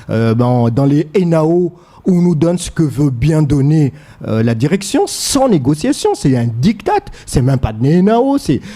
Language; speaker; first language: French; non-native, local second language; Comorian